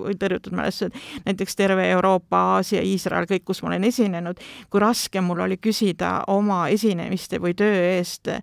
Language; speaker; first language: Estonian; native; Estonian